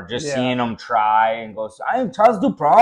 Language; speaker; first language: English; native; English